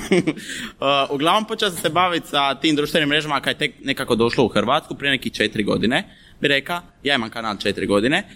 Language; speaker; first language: Croatian; native; Croatian